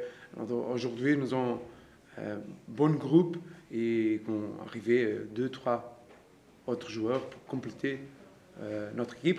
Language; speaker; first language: French; non-native, learner; Portuguese